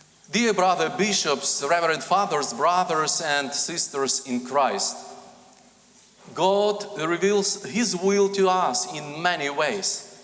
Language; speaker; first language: English; non-native, fluent; Ukrainian